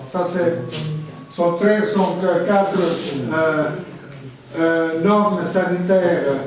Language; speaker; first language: French; non-native, learner; Italian